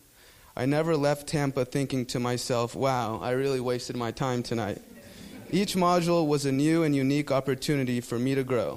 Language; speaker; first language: English; early bilingual, other home language; Spanish